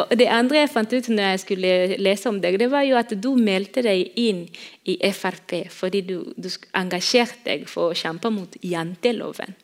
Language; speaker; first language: Norwegian; non-native, fluent; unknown